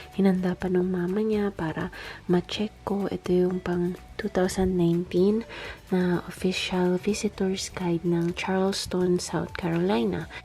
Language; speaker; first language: Filipino; non-native, local second language; Bikol